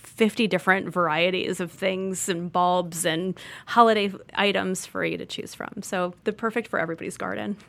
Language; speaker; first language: English; native; English